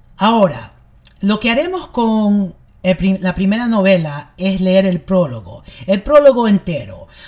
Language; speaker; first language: Spanish; early bilingual, heritage; English